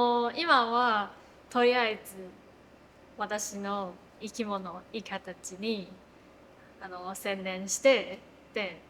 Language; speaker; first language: Japanese; non-native, fluent; Chinese